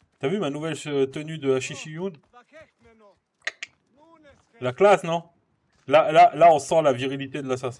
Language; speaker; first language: French; native; French